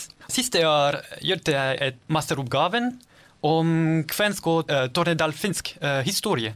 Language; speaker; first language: Norwegian; non-native, learner; French